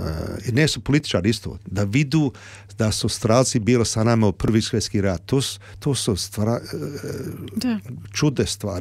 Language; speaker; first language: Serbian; early bilingual, heritage; Croatian